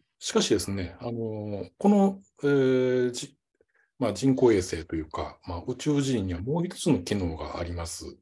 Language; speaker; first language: Japanese; native; Japanese